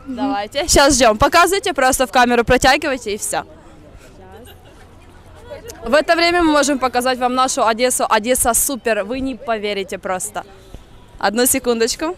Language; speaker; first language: Russian; native; Russian